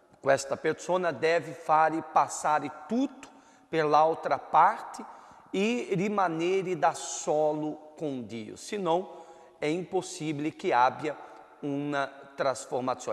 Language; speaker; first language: Italian; non-native, fluent; Portuguese